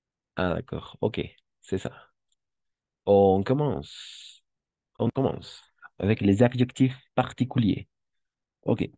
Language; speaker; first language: French; non-native, fluent; Spanish